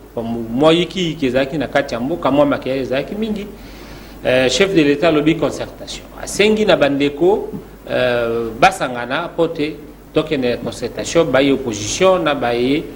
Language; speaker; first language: Lingala; native; Lingala